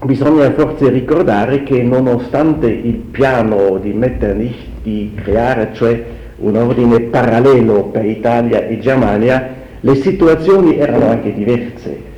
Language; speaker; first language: Italian; non-native, fluent; German